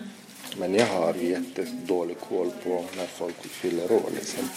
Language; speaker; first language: Swedish; non-native, local second language; Arabic